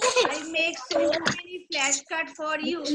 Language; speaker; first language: English; non-native, local second language; Bangla